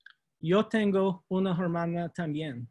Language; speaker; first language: Spanish; non-native, learner; English